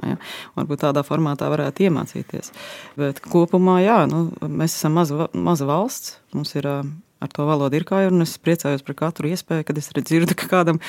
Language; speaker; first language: Latvian; native; Latvian